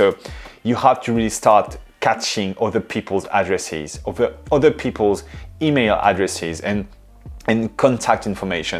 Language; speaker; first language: English; non-native, fluent; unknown